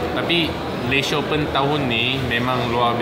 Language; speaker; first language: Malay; non-native, local second language; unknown